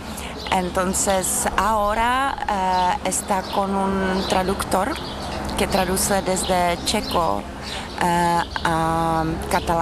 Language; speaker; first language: Spanish; non-native, learner; Czech